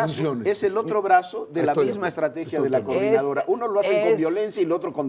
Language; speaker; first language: Spanish; native; Spanish